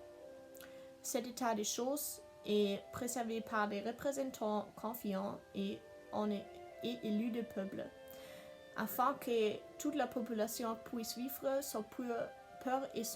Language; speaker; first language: French; non-native, learner; German